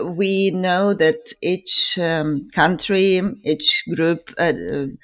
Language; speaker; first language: English; non-native, fluent; Ukrainian